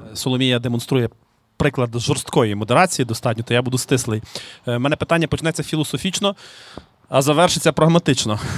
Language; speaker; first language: Ukrainian; native; Ukrainian